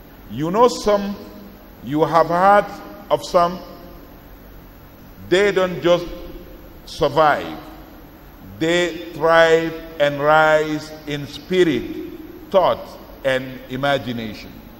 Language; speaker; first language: English; non-native, local second language; Hausa